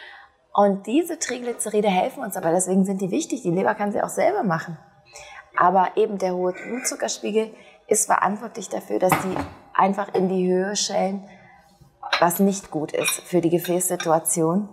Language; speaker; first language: German; native; German